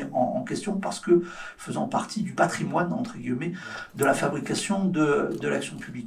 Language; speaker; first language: French; native; French